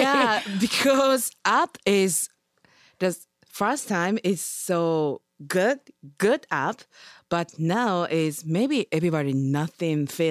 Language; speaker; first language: English; non-native, learner; Japanese